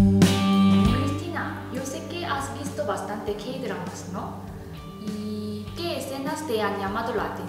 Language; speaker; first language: Spanish; non-native, fluent; Korean